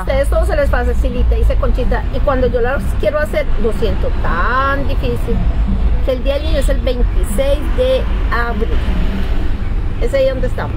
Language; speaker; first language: Spanish; native; Spanish